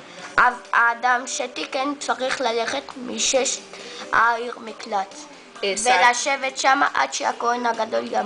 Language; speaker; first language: Hebrew; early bilingual, other home language; Spanish